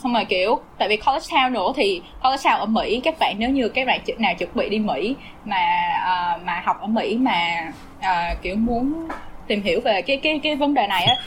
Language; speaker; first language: Vietnamese; native; Vietnamese